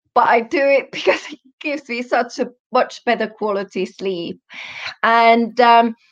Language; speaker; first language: English; non-native, fluent; Finnish